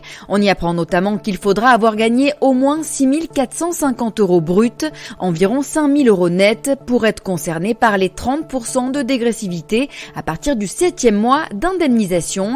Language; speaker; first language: French; native; French